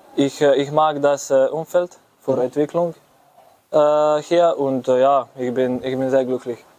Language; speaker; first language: German; non-native, learner; Slovenian